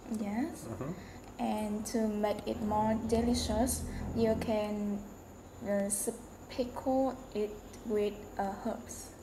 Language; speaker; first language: English; non-native, learner; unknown